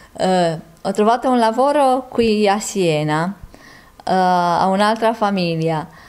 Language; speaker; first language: Italian; non-native, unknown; Romanian